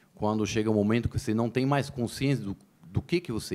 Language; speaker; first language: Portuguese; native; Portuguese